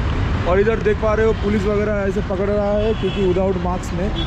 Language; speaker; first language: Hindi; non-native, local second language; Bangla